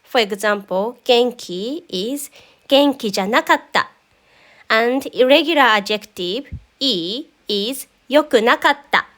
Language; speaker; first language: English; non-native, fluent; Japanese